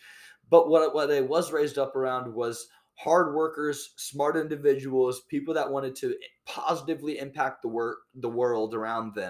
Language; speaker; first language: English; native; English